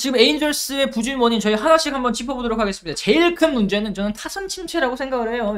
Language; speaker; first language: Korean; native; Korean